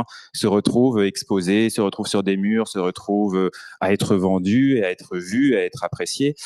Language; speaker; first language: French; native; French